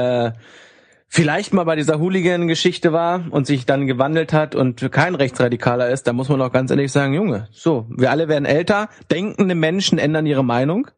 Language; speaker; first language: German; native; German